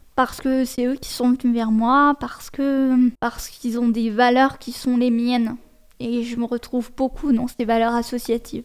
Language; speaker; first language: French; native; French